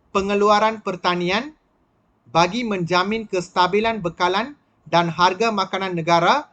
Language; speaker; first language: Malay; non-native, local second language; Tamil